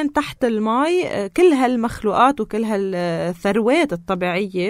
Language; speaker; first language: Arabic; native; Arabic